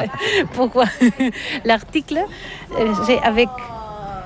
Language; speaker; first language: French; non-native, learner; Catalan